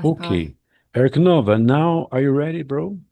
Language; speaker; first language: English; non-native, fluent; Portuguese